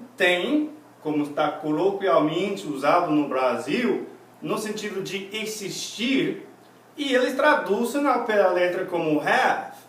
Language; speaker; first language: Portuguese; non-native, fluent; English